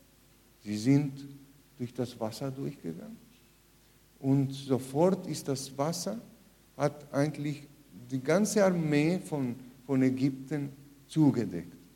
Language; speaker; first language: German; non-native, fluent; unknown